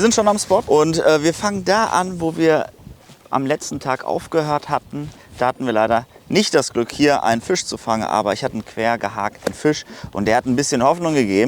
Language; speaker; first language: German; native; German